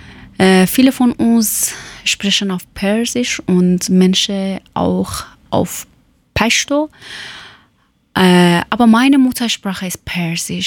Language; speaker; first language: German; non-native, learner; Persian